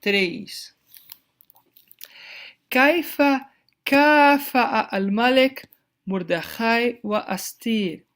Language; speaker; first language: Arabic; non-native, fluent; Portuguese